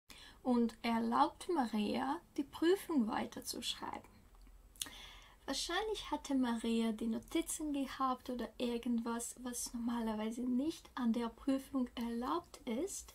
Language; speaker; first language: German; non-native, fluent; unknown